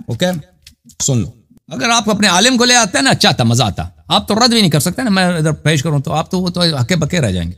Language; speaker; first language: Urdu; non-native, local second language; Punjabi